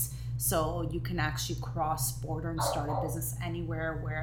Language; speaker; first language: English; non-native, fluent; Hebrew